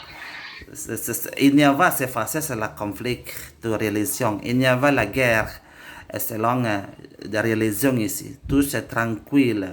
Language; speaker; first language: French; non-native, learner; Indonesian